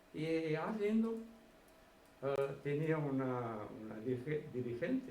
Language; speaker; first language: Spanish; non-native, fluent; Portuguese